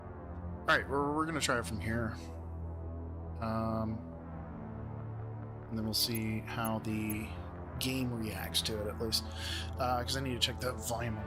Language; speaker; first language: English; native; English